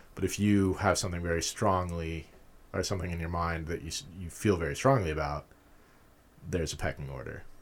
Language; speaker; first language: English; native; English